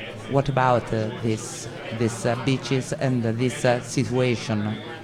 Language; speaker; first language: English; non-native, fluent; Italian